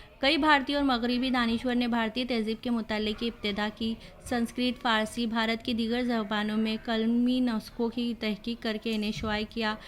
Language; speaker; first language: Urdu; native; Urdu